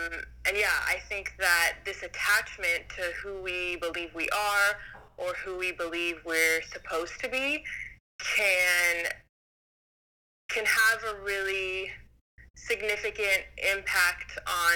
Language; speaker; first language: English; native; English